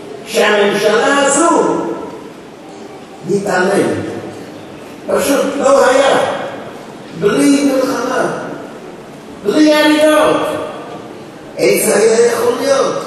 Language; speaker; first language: Hebrew; non-native, fluent; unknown